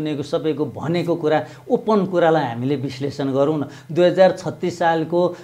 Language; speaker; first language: Nepali; native; Nepali